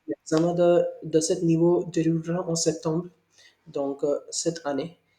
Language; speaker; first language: French; non-native, learner; Hindi